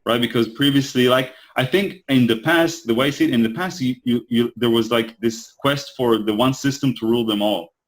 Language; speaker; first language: English; non-native, fluent; Hebrew